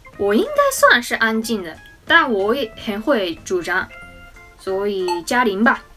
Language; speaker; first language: Chinese; non-native, fluent; Japanese